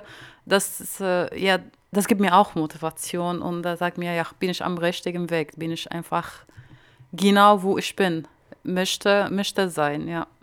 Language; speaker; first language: German; non-native, fluent; Arabic